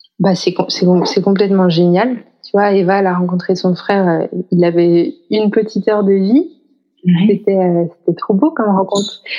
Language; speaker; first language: French; native; French